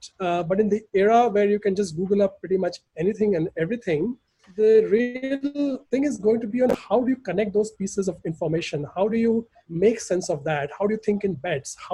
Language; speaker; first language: English; non-native, local second language; Gujarati